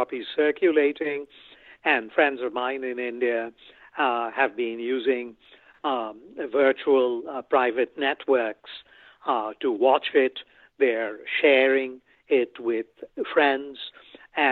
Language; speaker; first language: English; non-native, local second language; Bangla